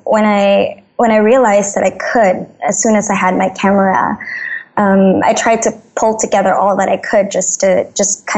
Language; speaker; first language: English; non-native, local second language; Filipino